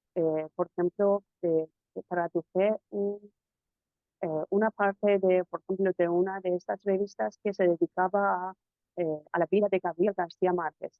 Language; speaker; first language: Spanish; non-native, fluent; Persian